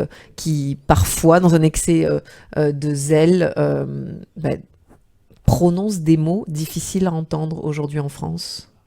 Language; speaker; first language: French; native; French